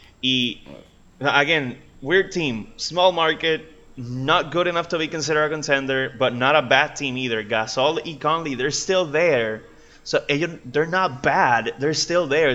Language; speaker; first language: English; non-native, local second language; Spanish